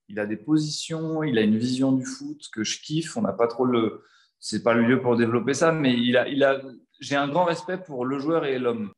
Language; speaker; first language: French; native; French